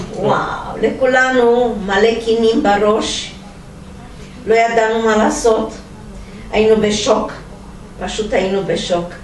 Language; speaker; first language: Hebrew; non-native, fluent; Romanian